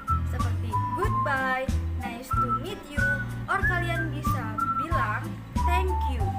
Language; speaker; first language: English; non-native, learner; Indonesian